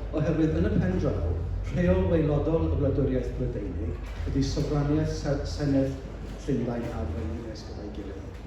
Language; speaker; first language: Welsh; native; Welsh